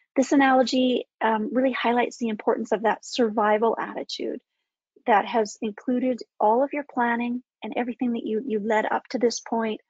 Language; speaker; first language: English; native; English